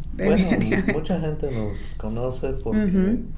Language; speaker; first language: Spanish; native; Spanish